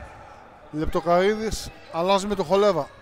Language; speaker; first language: Greek; native; Greek